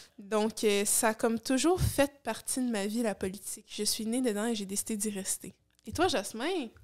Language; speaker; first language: French; native; French